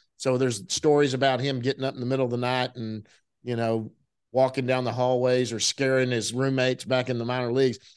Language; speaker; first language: English; native; English